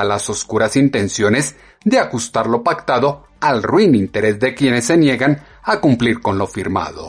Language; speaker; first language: Spanish; native; Spanish